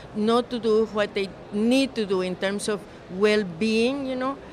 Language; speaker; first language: English; non-native, fluent; Spanish